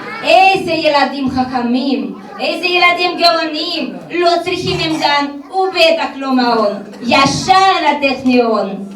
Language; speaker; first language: Hebrew; non-native, fluent; Russian